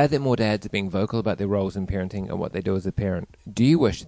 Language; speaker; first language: English; native; English